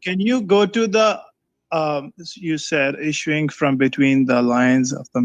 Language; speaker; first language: English; non-native, fluent; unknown